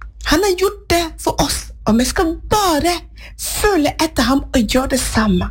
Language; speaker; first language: Norwegian; non-native, fluent; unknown